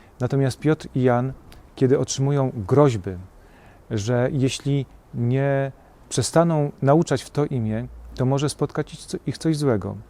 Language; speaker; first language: Polish; native; Polish